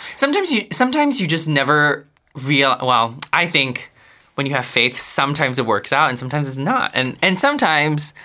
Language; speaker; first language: English; non-native, local second language; Chinese